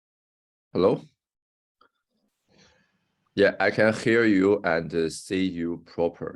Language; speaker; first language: English; non-native, fluent; Chinese